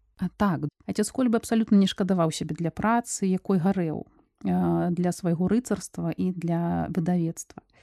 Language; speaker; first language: Belarusian; non-native, local second language; Russian